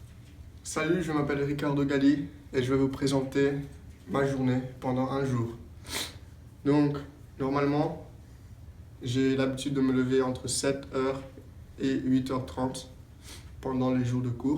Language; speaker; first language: French; non-native, fluent; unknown